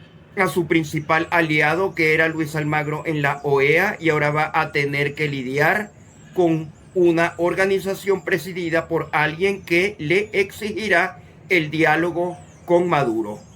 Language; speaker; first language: Spanish; native; Spanish